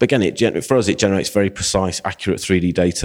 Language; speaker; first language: English; native; English